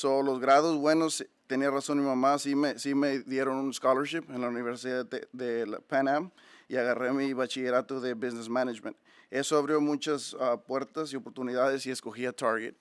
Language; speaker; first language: Spanish; early bilingual, heritage; Spanish